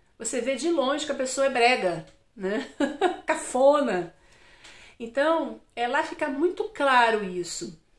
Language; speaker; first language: Portuguese; native; Portuguese